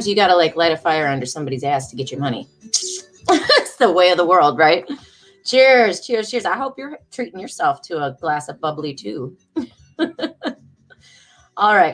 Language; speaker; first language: English; native; English